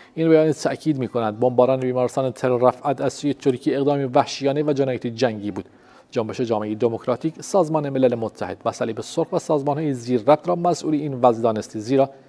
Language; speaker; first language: Persian; non-native, local second language; Central Kurdish